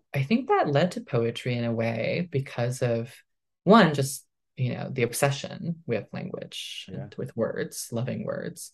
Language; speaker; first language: English; early bilingual, other home language; Min Nan Chinese